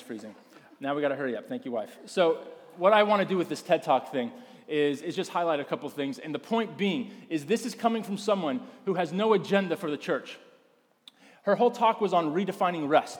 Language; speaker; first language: English; native; English